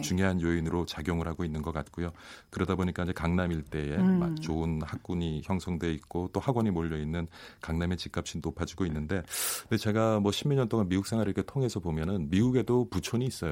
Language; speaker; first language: Korean; native; Korean